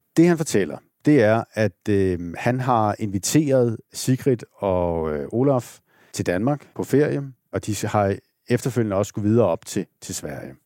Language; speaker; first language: Danish; native; Danish